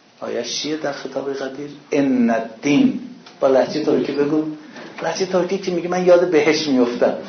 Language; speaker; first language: Persian; non-native, local second language; Azerbaijani